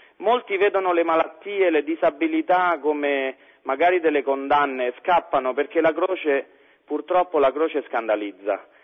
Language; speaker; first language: Italian; native; Italian